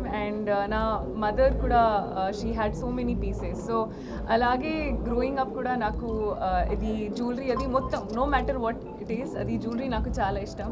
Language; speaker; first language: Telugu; non-native, learner; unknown